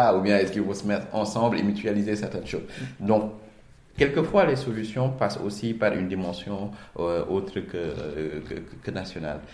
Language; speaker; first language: French; non-native, local second language; Wolof